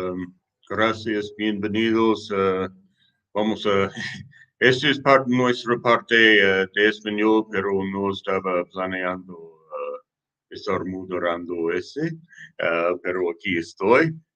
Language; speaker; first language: Spanish; non-native, fluent; English